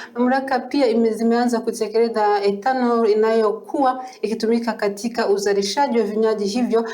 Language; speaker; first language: Swahili; non-native, local second language; Kinyarwanda